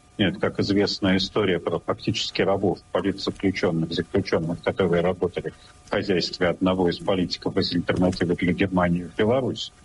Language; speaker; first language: Russian; non-native, local second language; Lithuanian